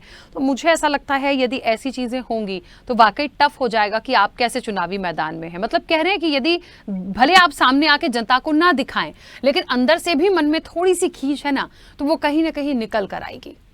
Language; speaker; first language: Hindi; native; Hindi